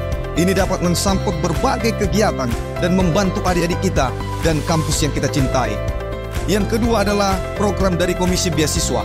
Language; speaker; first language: Indonesian; native; Indonesian